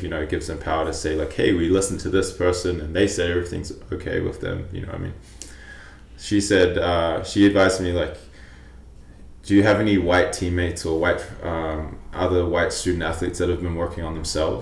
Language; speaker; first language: English; native; English